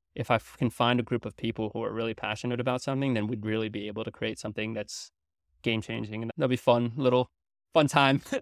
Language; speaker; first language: English; early bilingual, other home language; French